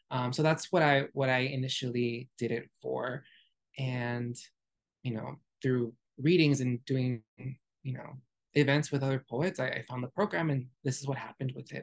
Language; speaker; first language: English; early bilingual, other home language; Spanish